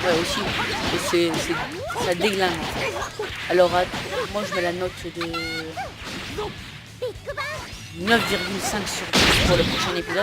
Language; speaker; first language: French; native; French